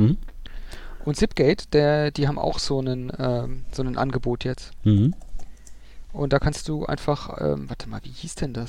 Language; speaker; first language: German; native; German